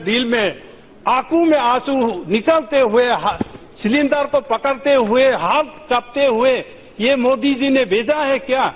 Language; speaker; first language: Hindi; non-native, local second language; Adi